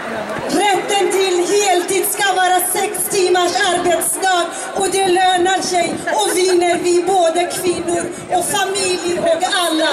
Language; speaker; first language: Swedish; non-native, fluent; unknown